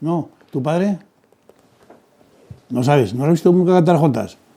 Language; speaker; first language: Spanish; native; Spanish